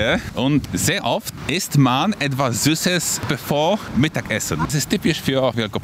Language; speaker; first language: German; non-native, fluent; Polish